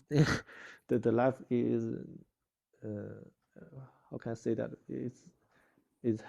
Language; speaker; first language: English; non-native, learner; Chinese